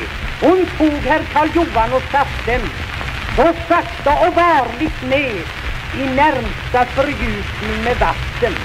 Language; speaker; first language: Swedish; native; Swedish